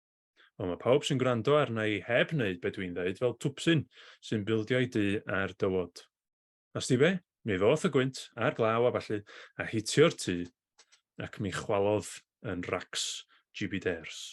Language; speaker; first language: Welsh; native; Welsh